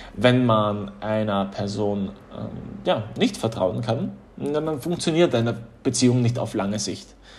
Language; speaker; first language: German; early bilingual, other home language; Polish